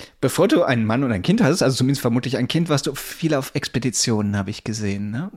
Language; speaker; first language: German; native; German